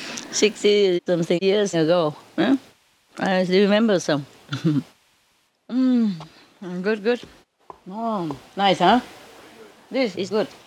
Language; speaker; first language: English; non-native, fluent; Vietnamese